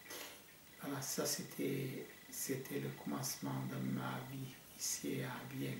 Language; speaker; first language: French; non-native, fluent; Portuguese